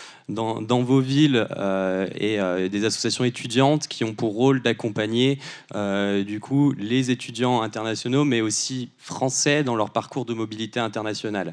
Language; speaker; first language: French; native; French